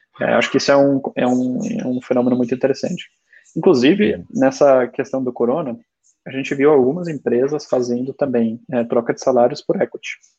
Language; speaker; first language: Portuguese; early bilingual, other home language; German